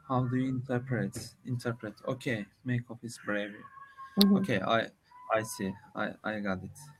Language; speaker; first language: English; non-native, learner; Turkish